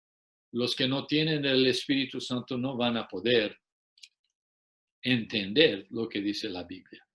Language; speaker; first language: Spanish; non-native, fluent; English